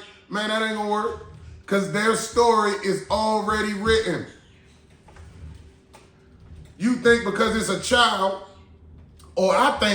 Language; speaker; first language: English; native; English